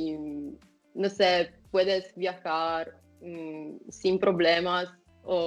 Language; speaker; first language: Spanish; non-native, fluent; Italian